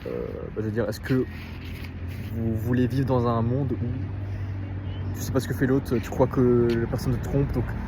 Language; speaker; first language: French; native; French